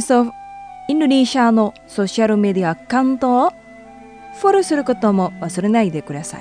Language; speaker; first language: Japanese; non-native, fluent; Indonesian